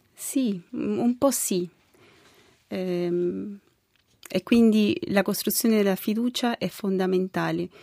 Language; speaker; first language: Italian; non-native, fluent; Spanish